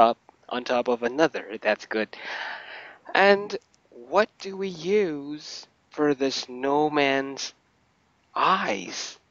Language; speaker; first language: English; non-native, fluent; Russian